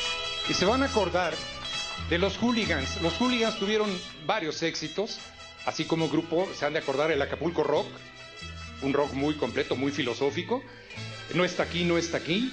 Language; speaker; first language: Spanish; native; Spanish